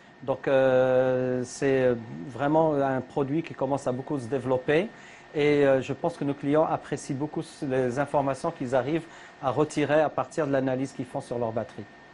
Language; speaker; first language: French; non-native, local second language; Arabic